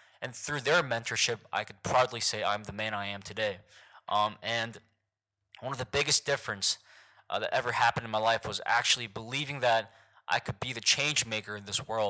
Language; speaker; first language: English; early bilingual, other home language; Korean